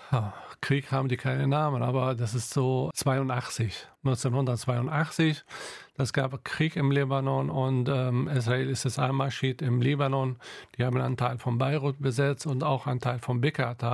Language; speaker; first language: German; non-native, local second language; Arabic